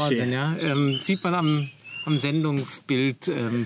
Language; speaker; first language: German; native; German